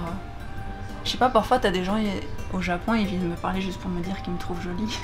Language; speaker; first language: French; native; French